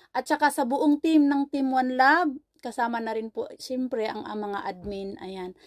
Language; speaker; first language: Filipino; non-native, local second language; Cebuano